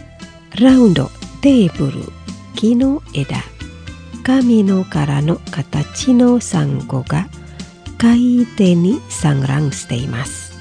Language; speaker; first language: Japanese; non-native, fluent; Indonesian